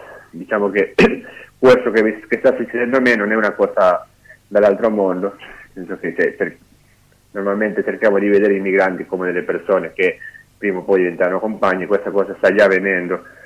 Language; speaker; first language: Italian; non-native, fluent; Spanish